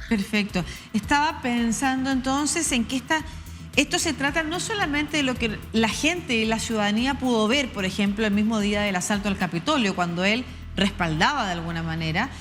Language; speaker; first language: Spanish; native; Spanish